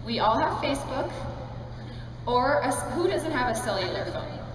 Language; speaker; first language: Spanish; non-native, learner; English